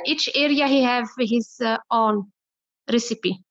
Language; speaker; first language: English; non-native, learner; Arabic